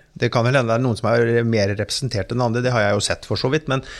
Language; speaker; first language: Norwegian; native; Norwegian